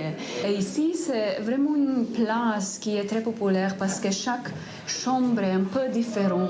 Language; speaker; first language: French; non-native, fluent; Slovenian